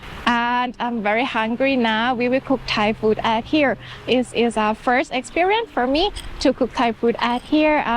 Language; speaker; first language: English; non-native, learner; Thai